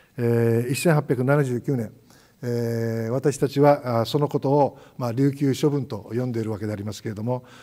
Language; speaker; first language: Japanese; native; Japanese